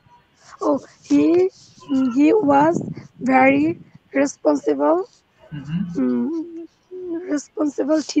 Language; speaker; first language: English; non-native, learner; Bangla